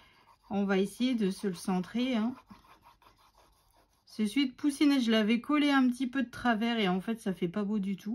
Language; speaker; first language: French; native; French